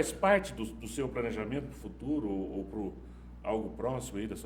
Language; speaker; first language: Portuguese; native; Portuguese